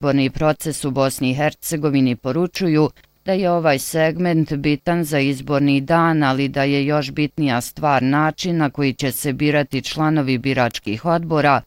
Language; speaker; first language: Bosnian; native; Bosnian